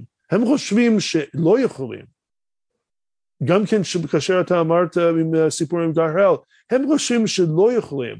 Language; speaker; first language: Hebrew; non-native, fluent; English